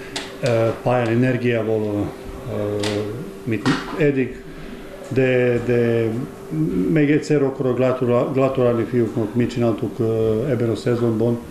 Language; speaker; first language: Hungarian; non-native, learner; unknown